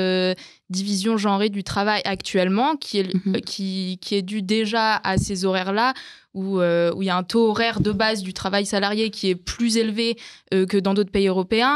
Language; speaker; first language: French; native; French